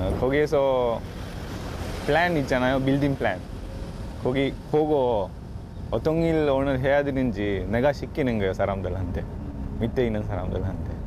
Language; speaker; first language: Korean; non-native, fluent; Sinhala